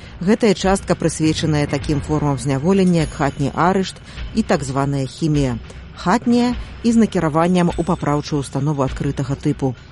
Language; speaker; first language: Belarusian; native; Belarusian